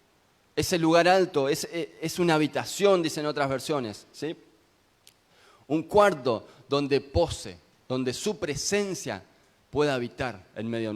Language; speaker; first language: Spanish; native; Spanish